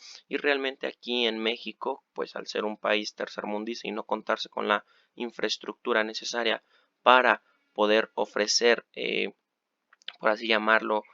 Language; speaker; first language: Spanish; native; Spanish